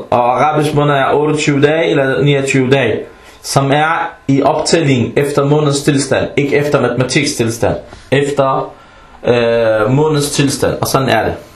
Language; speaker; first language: Danish; non-native, fluent; Arabic